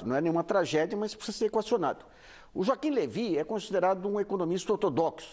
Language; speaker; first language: Portuguese; native; Portuguese